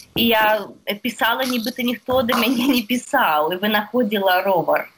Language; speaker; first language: Belarusian; native; Belarusian